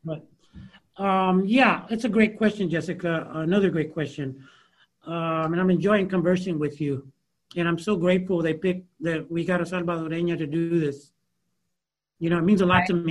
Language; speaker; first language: English; early bilingual, other home language; Spanish